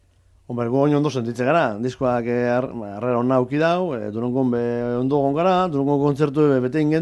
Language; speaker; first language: Basque; native; Basque